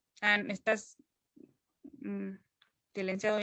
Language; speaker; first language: Spanish; native; Spanish